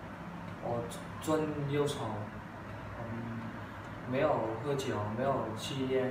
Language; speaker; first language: Chinese; non-native, learner; Vietnamese